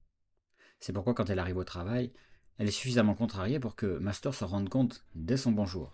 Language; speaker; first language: French; native; French